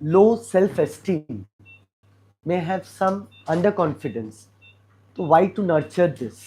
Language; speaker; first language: English; non-native, local second language; Bangla